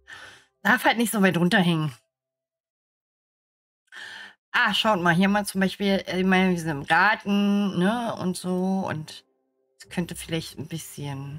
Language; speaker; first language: German; native; German